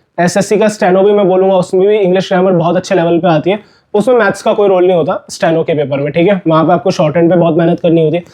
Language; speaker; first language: Hindi; native; Hindi